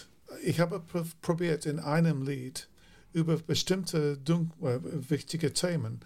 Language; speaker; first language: German; non-native, fluent; English